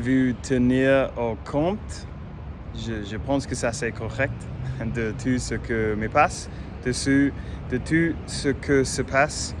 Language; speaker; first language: French; non-native, fluent; English